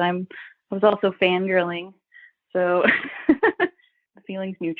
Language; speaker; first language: English; native; English